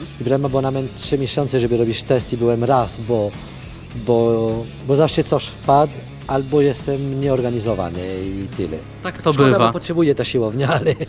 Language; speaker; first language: Polish; non-native, fluent; French